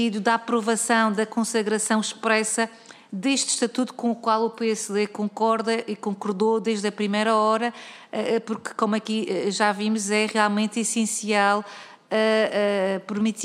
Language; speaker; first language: Portuguese; native; Portuguese